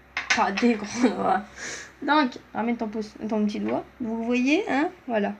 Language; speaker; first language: French; native; French